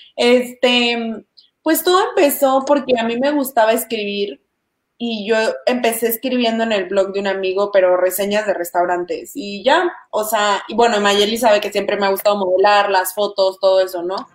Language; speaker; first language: Spanish; native; Spanish